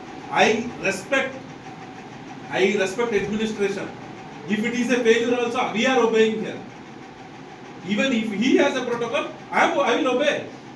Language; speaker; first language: English; non-native, local second language; Telugu